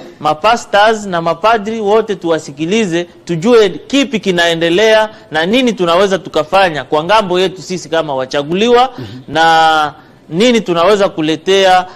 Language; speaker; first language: Swahili; native; Swahili